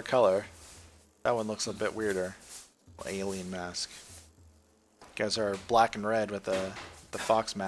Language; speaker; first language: English; native; English